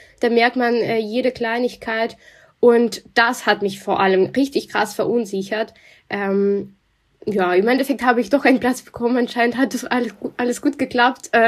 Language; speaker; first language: German; non-native, fluent; Russian